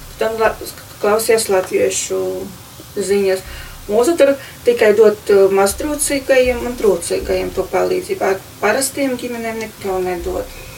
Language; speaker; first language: Latvian; non-native, local second language; Russian